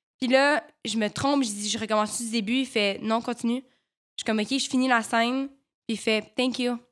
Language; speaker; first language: French; native; French